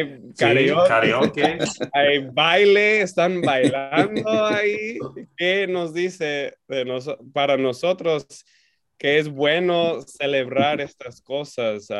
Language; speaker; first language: Spanish; non-native, fluent; English